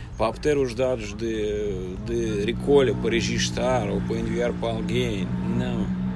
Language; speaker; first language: Portuguese; non-native, fluent; Russian